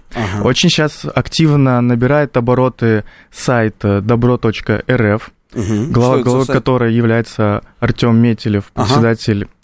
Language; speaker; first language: Russian; native; Russian